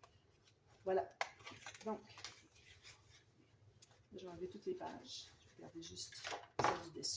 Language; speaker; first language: French; native; French